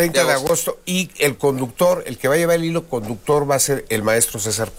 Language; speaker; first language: Spanish; native; Spanish